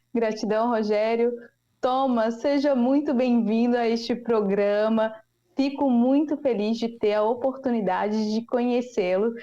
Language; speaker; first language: Portuguese; native; Portuguese